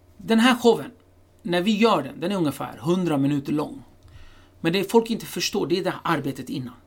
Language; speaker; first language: Swedish; early bilingual, other home language; Kurdish